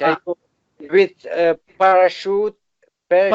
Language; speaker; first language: English; non-native, learner; Russian